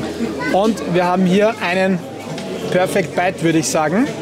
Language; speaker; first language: German; native; German